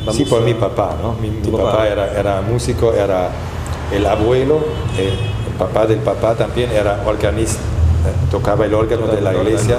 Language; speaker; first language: Spanish; non-native, fluent; German